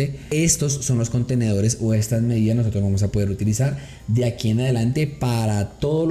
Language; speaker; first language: Spanish; native; Spanish